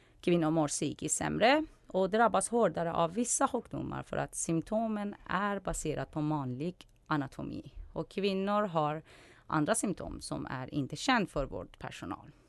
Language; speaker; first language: Swedish; non-native, fluent; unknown